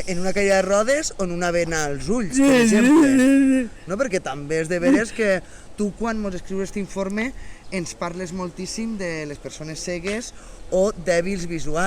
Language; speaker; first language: Catalan; native; Catalan